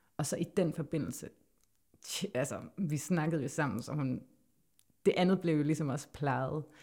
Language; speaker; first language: Danish; native; Danish